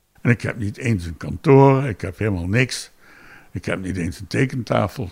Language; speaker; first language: Dutch; native; Dutch